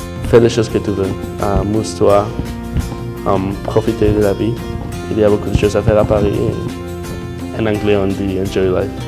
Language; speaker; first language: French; non-native, learner; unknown